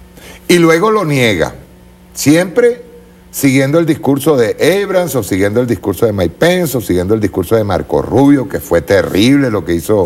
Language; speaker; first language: Spanish; native; Spanish